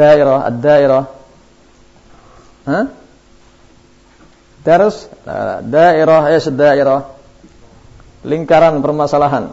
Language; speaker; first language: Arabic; non-native, fluent; Indonesian